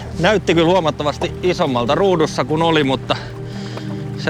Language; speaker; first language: Finnish; native; Finnish